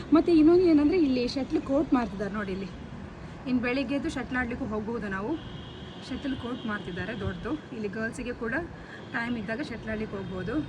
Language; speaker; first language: Kannada; non-native, local second language; Tulu